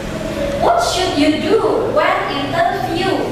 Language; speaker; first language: English; non-native, learner; Indonesian